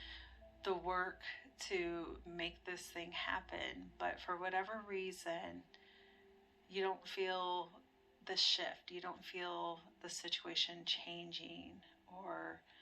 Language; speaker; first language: English; native; English